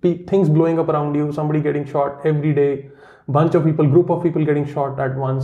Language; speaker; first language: English; non-native, local second language; Kashmiri